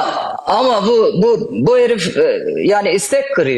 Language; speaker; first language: Turkish; native; Turkish